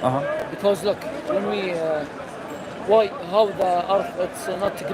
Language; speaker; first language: English; non-native, learner; Arabic